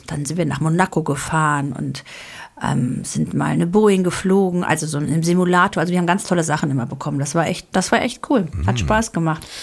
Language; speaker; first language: German; early bilingual, other home language; Greek